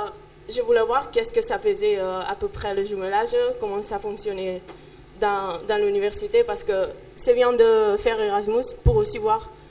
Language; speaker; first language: French; non-native, fluent; Catalan